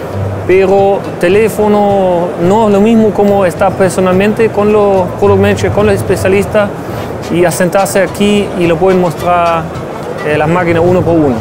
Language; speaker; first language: Spanish; non-native, fluent; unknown